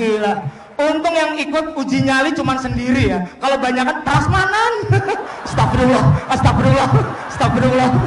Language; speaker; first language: Indonesian; native; Indonesian